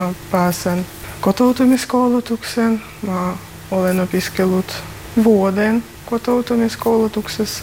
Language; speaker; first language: Finnish; non-native, learner; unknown